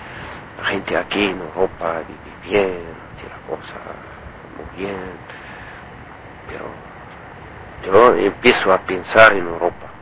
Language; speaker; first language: Spanish; non-native, learner; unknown